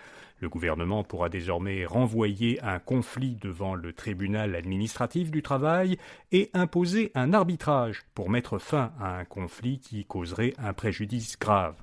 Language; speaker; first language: French; native; French